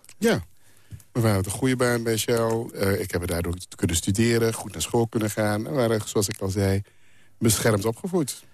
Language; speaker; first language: Dutch; non-native, local second language; Papiamento